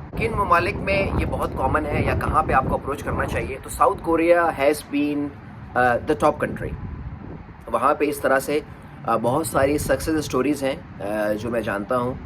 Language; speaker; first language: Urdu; native; Urdu